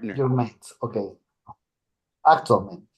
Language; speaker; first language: English; non-native, learner; Spanish